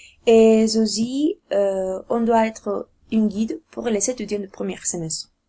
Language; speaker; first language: French; non-native, learner; Spanish